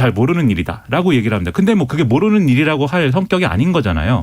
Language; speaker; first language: Korean; native; Korean